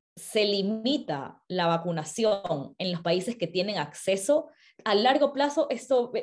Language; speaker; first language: Spanish; native; Spanish